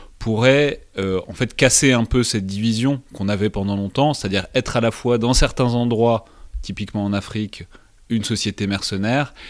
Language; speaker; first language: French; native; French